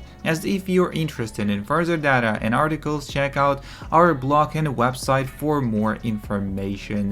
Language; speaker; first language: English; non-native, fluent; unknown